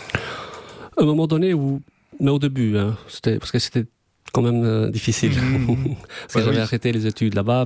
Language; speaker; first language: French; non-native, fluent; Albanian